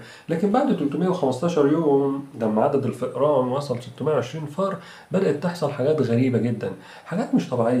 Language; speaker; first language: Arabic; native; Arabic